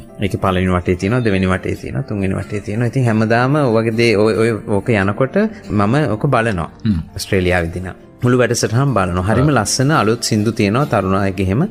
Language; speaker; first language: Sinhala; non-native, local second language; Tamil